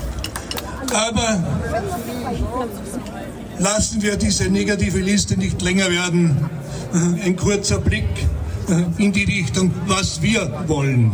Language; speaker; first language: German; native; German